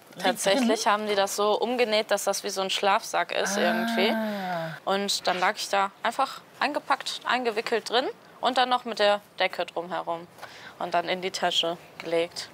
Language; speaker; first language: German; native; German